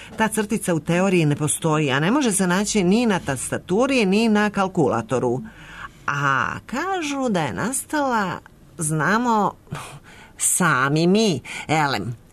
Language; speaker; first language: Serbian; native; Serbian